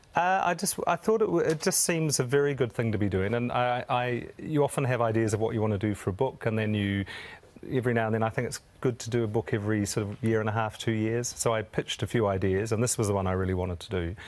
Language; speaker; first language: English; native; English